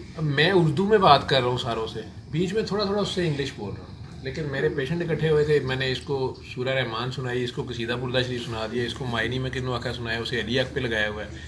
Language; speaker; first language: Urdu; non-native, local second language; Punjabi